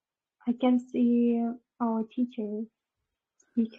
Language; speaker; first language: English; non-native, learner; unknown